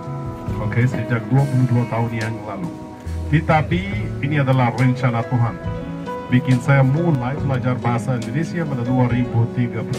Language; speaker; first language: Indonesian; non-native, fluent; Arabic